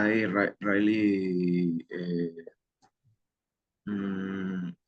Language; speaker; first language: English; non-native, learner; Spanish